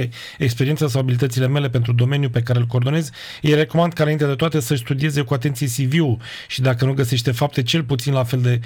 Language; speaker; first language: Romanian; native; Romanian